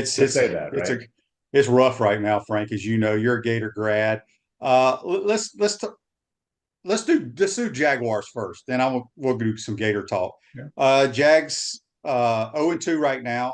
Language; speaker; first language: English; native; English